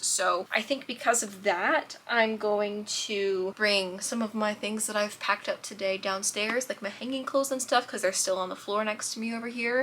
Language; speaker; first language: English; native; English